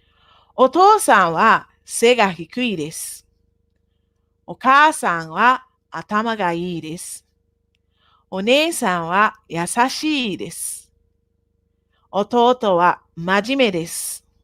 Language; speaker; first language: Japanese; non-native, fluent; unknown